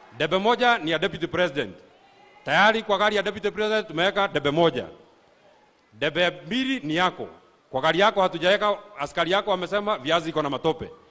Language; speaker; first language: Swahili; non-native, local second language; Kikuyu